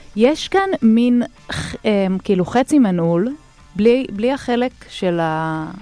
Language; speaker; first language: Hebrew; native; Hebrew